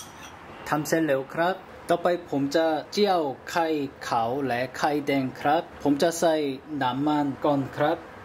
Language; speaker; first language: Thai; non-native, learner; Korean